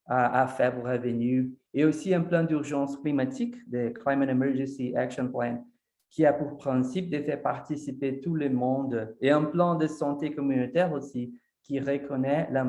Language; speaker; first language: French; non-native, fluent; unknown